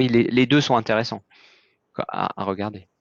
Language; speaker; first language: French; native; French